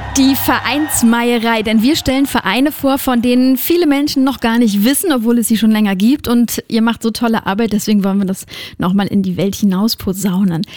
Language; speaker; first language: German; native; German